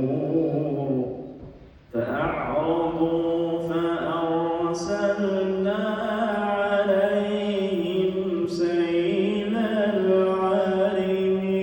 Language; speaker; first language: Arabic; native; Arabic